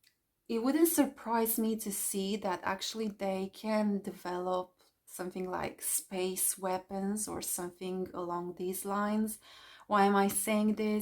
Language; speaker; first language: English; non-native, fluent; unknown